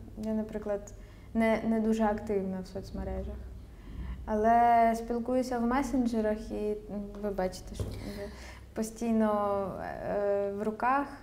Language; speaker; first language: Ukrainian; native; Ukrainian